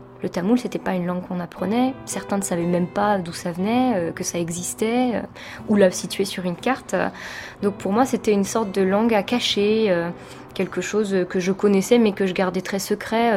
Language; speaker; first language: French; early bilingual, other home language; Tamil